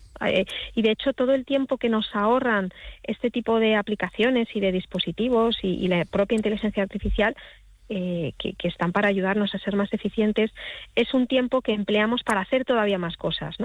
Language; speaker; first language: Spanish; native; Spanish